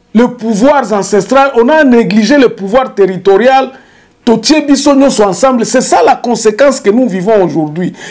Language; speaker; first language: French; non-native, local second language; Swahili